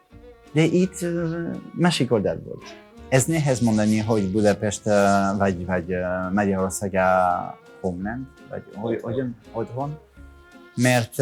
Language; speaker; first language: Hungarian; non-native, learner; French